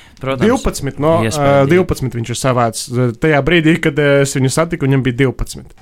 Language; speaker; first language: Latvian; non-native, local second language; Russian